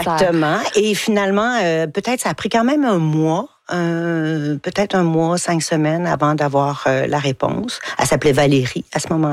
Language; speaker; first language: French; native; French